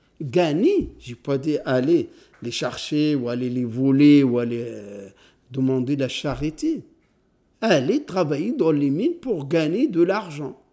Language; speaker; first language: French; non-native, fluent; Arabic